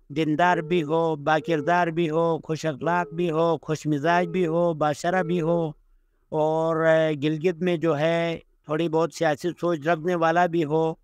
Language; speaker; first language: Urdu; non-native, local second language; Shina